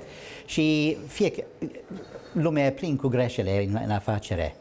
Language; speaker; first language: Romanian; non-native, learner; English